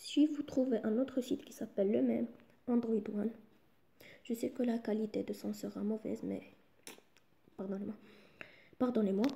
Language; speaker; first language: French; non-native, local second language; Arabic